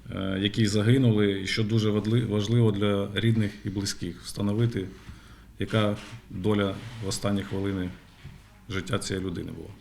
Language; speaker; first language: Ukrainian; native; Ukrainian